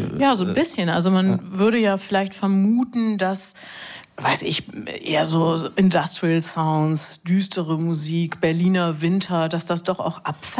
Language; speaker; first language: German; native; German